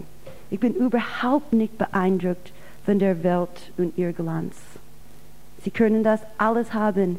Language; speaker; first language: German; non-native, fluent; English